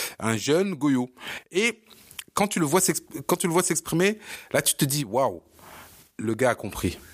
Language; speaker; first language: French; early bilingual, other home language; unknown